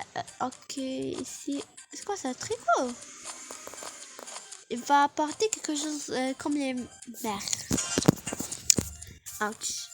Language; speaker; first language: French; non-native, learner; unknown